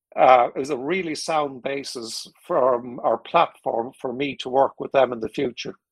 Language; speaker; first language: English; native; English